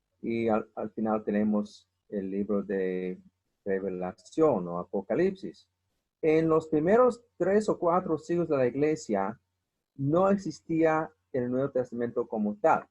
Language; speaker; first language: Spanish; non-native, fluent; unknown